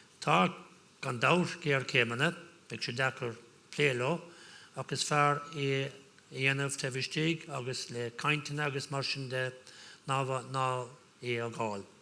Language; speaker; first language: Irish; non-native, local second language; English